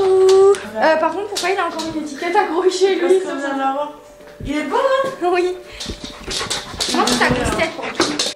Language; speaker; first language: French; native; French